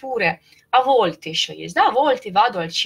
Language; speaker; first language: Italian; non-native, fluent; Russian